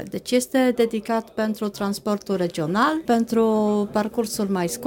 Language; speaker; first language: Romanian; non-native, fluent; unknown